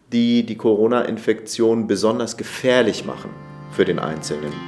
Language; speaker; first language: German; native; German